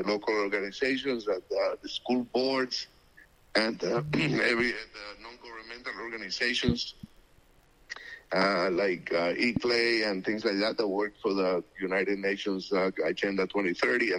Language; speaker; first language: English; non-native, fluent; Spanish